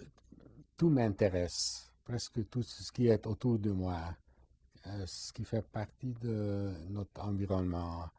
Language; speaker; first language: French; non-native, fluent; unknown